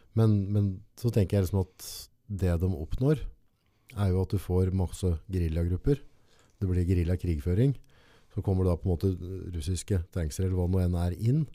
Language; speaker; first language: Norwegian; native; Norwegian